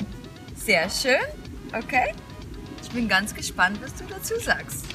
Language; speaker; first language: German; non-native, fluent; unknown